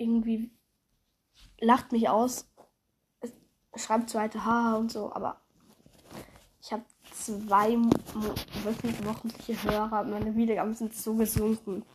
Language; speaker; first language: German; native; German